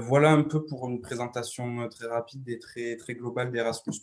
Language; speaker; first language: French; native; French